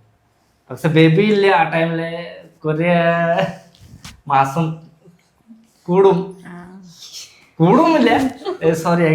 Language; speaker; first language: Malayalam; non-native, learner; Hindi